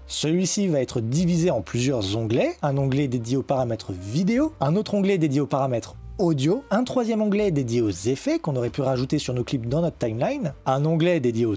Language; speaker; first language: French; native; French